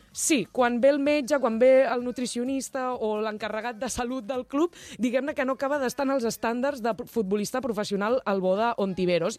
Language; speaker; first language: Catalan; native; Catalan